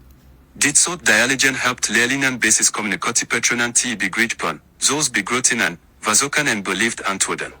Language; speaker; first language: Dutch; non-native, learner; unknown